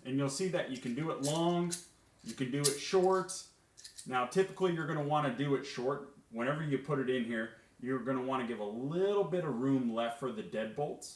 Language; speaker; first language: English; native; English